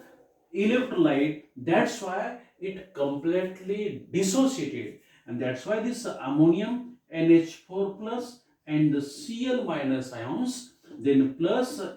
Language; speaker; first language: English; non-native, local second language; Marathi